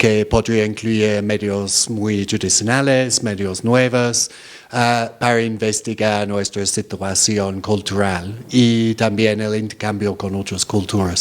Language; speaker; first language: Spanish; non-native, fluent; English